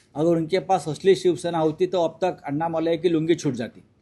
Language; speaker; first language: Hindi; non-native, local second language; Marathi